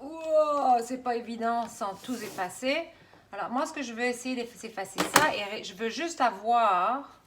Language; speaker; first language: French; native; French